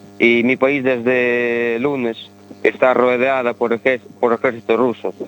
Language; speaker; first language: Spanish; early bilingual, other home language; Ukrainian